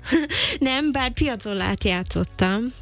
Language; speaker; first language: Hungarian; non-native, fluent; English